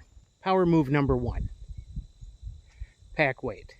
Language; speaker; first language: English; native; English